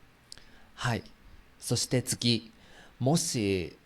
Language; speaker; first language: Japanese; non-native, learner; Chinese